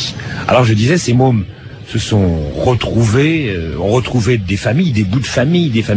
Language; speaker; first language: French; native; French